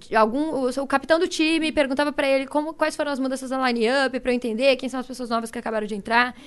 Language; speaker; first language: Portuguese; native; Portuguese